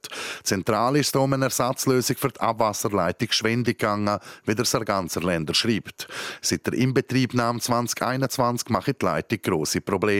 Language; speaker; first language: German; native; German